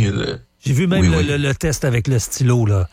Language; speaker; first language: French; native; French